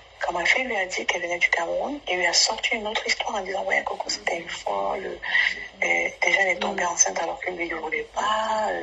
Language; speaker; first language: French; non-native, local second language; Basaa